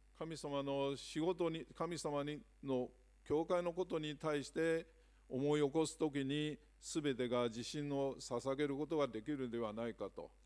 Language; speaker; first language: Japanese; non-native, fluent; Chinese